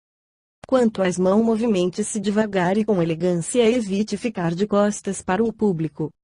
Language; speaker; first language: Portuguese; native; Portuguese